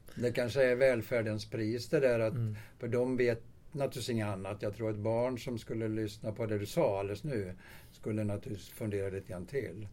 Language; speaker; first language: Swedish; native; Swedish